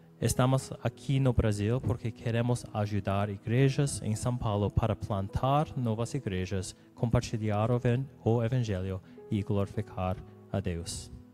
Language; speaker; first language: Portuguese; non-native, learner; English